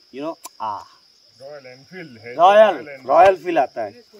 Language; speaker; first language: Hindi; non-native, local second language; Gujarati